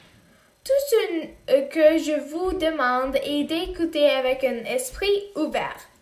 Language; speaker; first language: French; non-native, learner; English